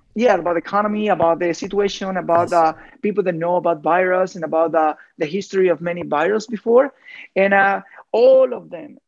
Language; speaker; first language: English; non-native, fluent; Spanish